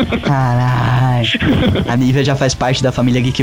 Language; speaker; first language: Portuguese; native; Portuguese